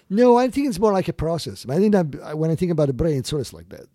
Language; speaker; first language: English; non-native, fluent; Italian